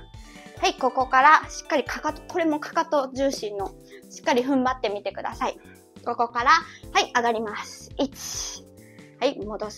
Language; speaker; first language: Japanese; native; Japanese